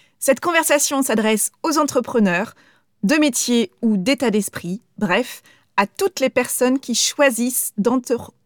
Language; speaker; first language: French; native; French